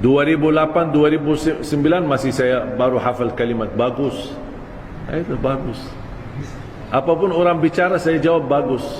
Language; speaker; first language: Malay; non-native, fluent; Arabic